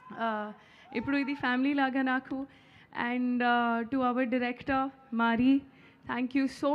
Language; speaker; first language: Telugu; non-native, learner; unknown